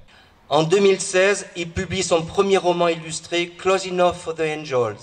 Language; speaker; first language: French; native; French